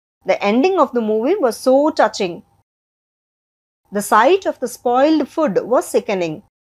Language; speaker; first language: English; non-native, local second language; Tamil